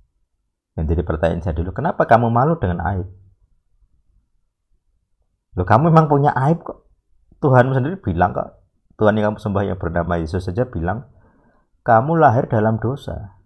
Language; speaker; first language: Indonesian; native; Indonesian